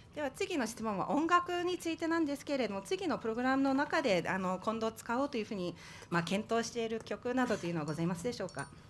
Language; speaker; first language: Japanese; native; Japanese